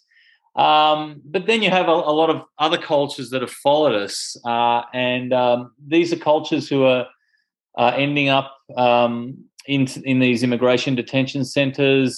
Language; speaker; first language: English; non-native, local second language; Greek